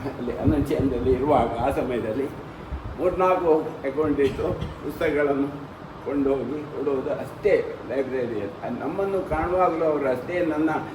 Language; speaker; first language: Kannada; non-native, local second language; Konkani